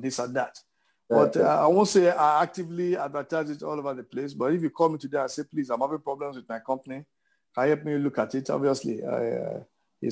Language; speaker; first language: English; non-native, local second language; Yoruba